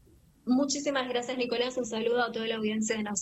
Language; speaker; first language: Spanish; native; Spanish